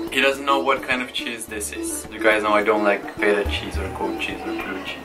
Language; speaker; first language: English; non-native, fluent; Spanish